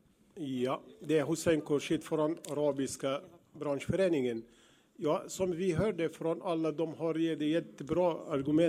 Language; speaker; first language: Swedish; non-native, learner; Arabic